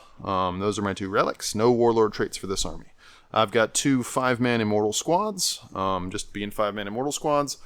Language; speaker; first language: English; native; English